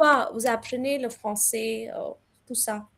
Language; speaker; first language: French; non-native, fluent; Hindi